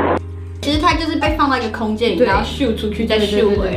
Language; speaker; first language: Chinese; native; Chinese